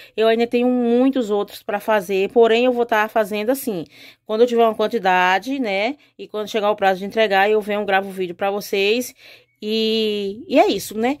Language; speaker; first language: Portuguese; native; Portuguese